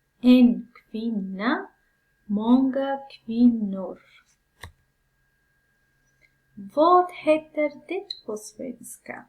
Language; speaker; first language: Swedish; non-native, fluent; Persian